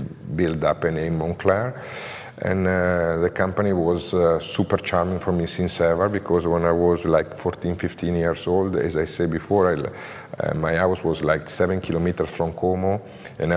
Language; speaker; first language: English; non-native, learner; Italian